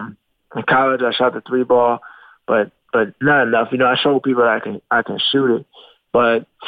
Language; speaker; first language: English; native; English